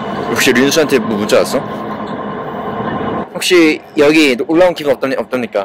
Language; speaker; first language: Korean; native; Korean